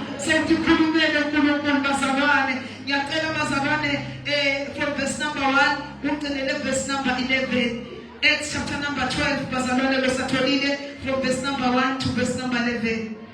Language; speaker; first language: Zulu; non-native, local second language; Swati